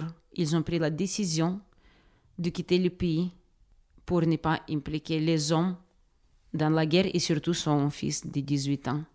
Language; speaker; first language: French; non-native, fluent; Russian